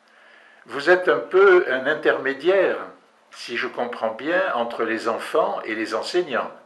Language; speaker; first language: French; native; French